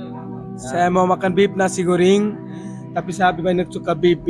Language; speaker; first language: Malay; non-native, learner; Bangla